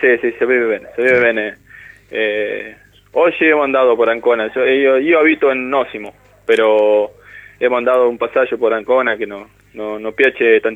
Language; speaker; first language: Italian; non-native, learner; Spanish